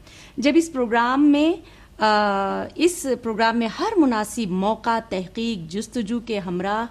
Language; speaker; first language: Urdu; native; Urdu